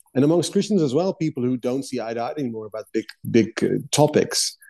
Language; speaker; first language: English; non-native, fluent; Dutch